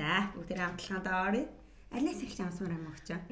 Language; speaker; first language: Mongolian; native; Mongolian